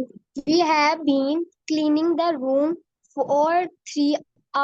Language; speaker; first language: English; non-native, learner; Urdu